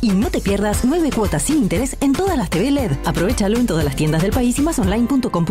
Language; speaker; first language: Spanish; native; Spanish